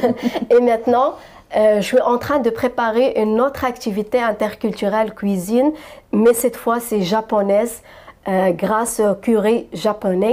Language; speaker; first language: French; non-native, local second language; Arabic